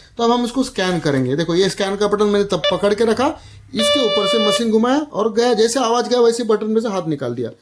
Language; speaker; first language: Hindi; non-native, local second language; Marathi